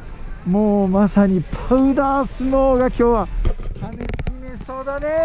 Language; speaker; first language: Japanese; native; Japanese